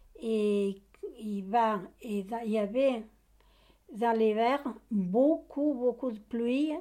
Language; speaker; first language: French; non-native, learner; Portuguese